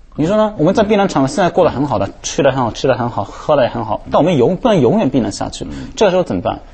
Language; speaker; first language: Chinese; non-native, fluent; Japanese